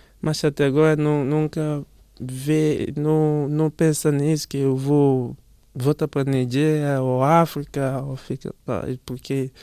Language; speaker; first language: Portuguese; non-native, learner; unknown